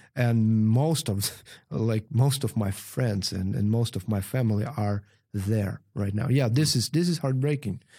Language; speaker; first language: English; non-native, fluent; Ukrainian